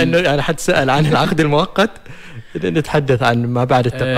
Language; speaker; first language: Arabic; native; Arabic